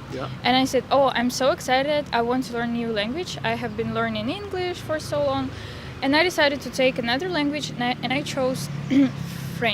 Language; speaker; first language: English; non-native, fluent; Russian